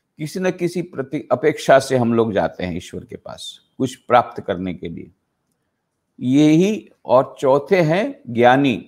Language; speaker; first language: Hindi; non-native, local second language; Gujarati